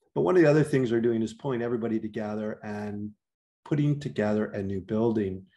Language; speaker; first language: English; native; English